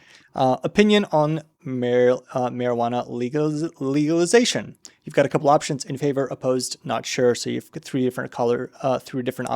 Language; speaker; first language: English; native; English